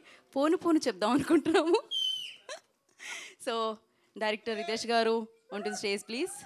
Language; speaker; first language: Telugu; native; Telugu